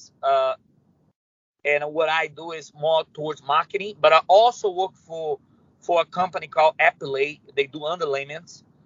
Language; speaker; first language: English; non-native, fluent; Spanish